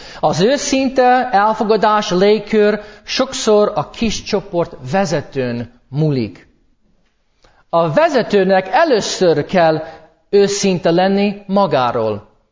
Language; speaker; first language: Hungarian; non-native, fluent; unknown